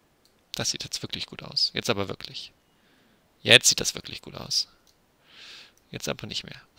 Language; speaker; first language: German; native; German